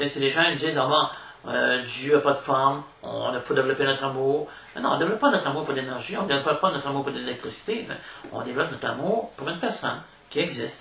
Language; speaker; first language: French; native; French